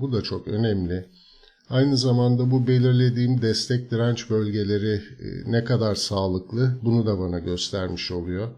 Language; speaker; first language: Turkish; native; Turkish